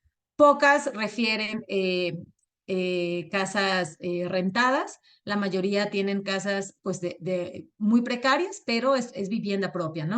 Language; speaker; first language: Spanish; native; Spanish